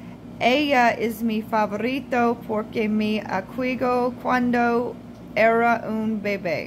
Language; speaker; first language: Spanish; non-native, learner; English